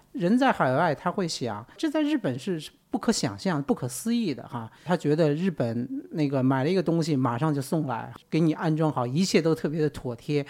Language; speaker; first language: Chinese; native; Chinese